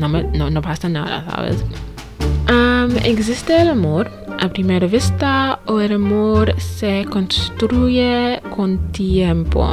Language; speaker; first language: Spanish; non-native, fluent; English